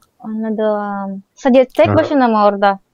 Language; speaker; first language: Turkish; non-native, learner; Indonesian